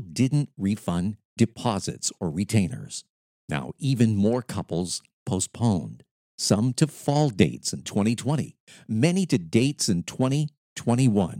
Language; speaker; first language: English; native; English